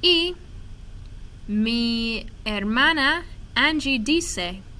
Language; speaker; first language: Spanish; non-native, fluent; English